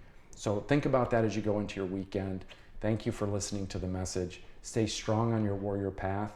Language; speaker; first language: English; native; English